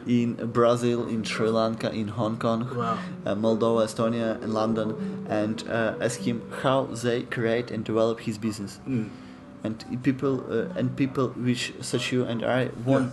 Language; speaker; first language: English; non-native, learner; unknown